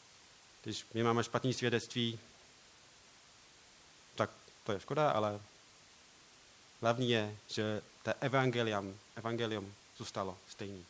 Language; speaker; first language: Czech; non-native, learner; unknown